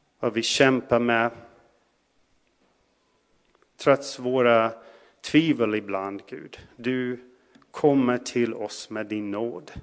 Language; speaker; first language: Swedish; non-native, fluent; English